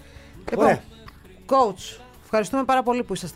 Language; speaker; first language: Greek; native; Greek